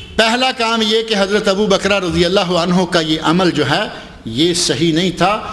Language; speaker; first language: Urdu; non-native, local second language; Punjabi